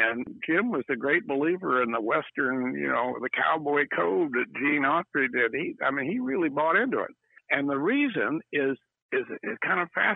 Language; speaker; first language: English; native; English